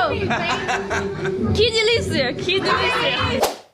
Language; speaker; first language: Portuguese; non-native, learner; Thai